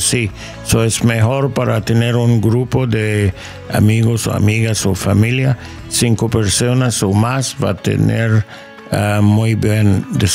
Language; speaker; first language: Spanish; non-native, fluent; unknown